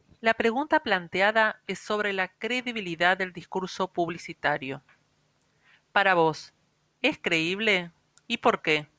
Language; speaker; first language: Spanish; native; Spanish